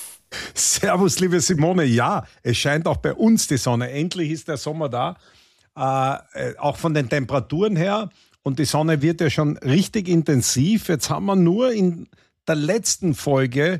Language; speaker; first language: German; native; German